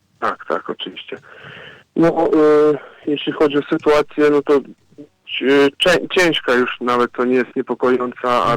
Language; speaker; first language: Polish; non-native, fluent; Ukrainian